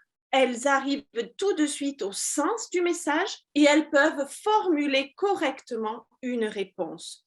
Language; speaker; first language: French; native; French